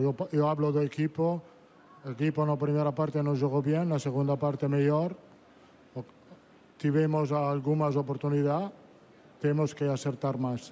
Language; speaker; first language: Portuguese; non-native, fluent; Italian